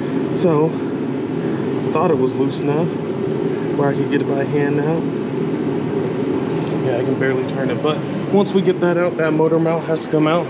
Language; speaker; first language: English; native; English